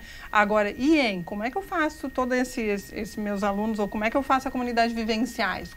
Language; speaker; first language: Portuguese; native; Portuguese